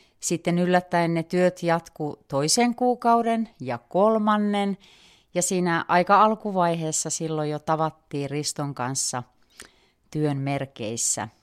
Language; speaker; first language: Finnish; native; Finnish